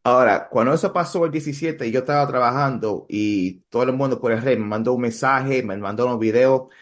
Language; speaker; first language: Spanish; early bilingual, heritage; Spanish